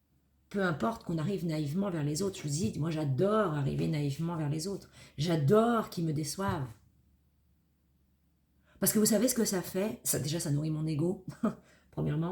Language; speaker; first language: French; native; French